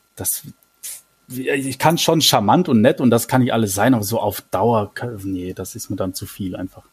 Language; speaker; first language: German; native; German